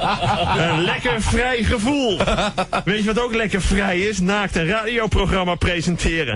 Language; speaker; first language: Dutch; native; Dutch